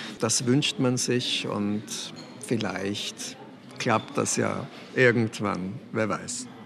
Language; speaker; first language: German; early bilingual, other home language; Czech